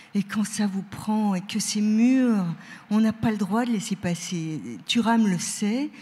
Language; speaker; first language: French; native; French